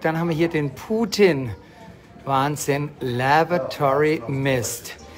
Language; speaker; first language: German; native; German